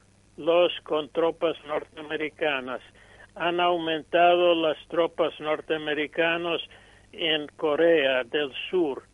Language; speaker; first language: Spanish; non-native, fluent; English